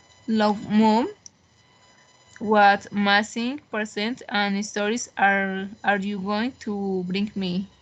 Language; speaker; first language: English; non-native, learner; Spanish